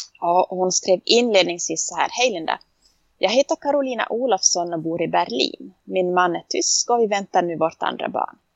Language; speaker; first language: Swedish; native; Swedish